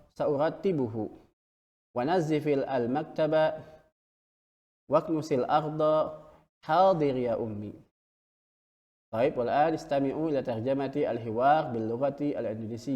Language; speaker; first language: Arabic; non-native, fluent; Indonesian